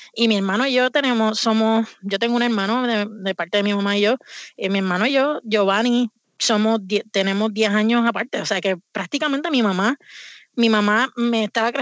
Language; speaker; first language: Spanish; native; Spanish